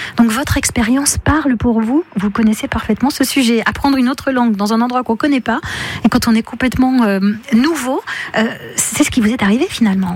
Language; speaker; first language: French; native; French